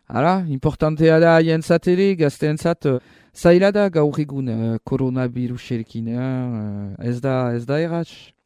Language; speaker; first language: Basque; non-native, local second language; French